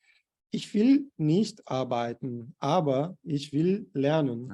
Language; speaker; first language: German; non-native, fluent; Portuguese